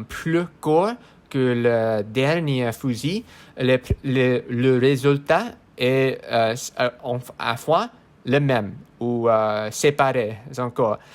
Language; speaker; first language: French; non-native, learner; English